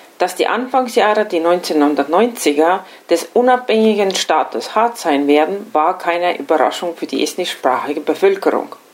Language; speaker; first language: German; non-native, fluent; Estonian